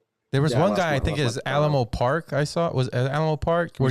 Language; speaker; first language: English; native; English